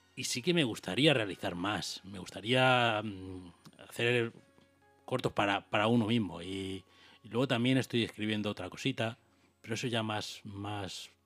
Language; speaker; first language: Spanish; native; Spanish